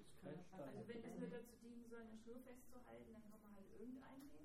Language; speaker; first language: German; native; German